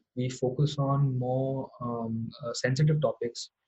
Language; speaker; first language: English; non-native, local second language; Hindi